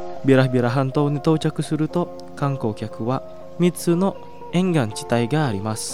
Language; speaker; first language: Japanese; non-native, fluent; Indonesian